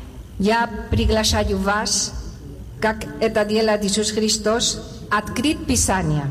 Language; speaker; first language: Russian; non-native, learner; Spanish